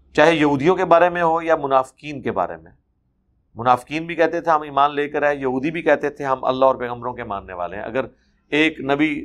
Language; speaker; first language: Urdu; non-native, local second language; Punjabi